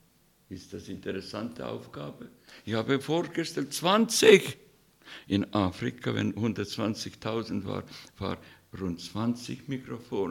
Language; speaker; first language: German; non-native, fluent; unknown